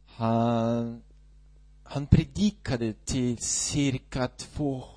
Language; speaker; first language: Swedish; non-native, fluent; Portuguese